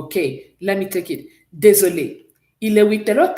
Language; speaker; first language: French; non-native, fluent; English